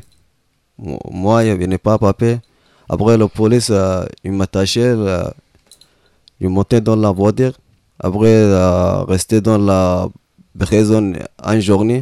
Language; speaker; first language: French; non-native, learner; Arabic